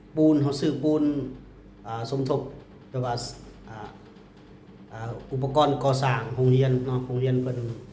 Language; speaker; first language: Lao; non-native, local second language; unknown